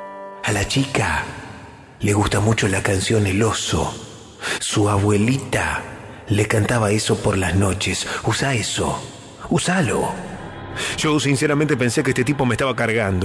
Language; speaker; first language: Spanish; native; Spanish